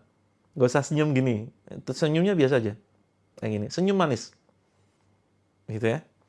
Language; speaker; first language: Indonesian; native; Indonesian